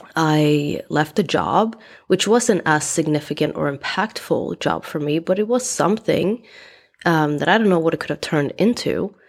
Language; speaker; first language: English; non-native, fluent; Swedish